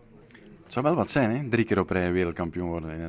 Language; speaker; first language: Dutch; native; Dutch